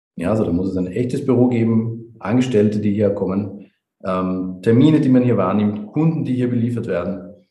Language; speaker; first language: German; native; German